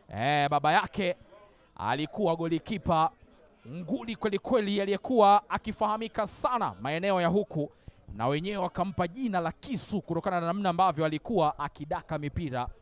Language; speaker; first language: Swahili; native; Swahili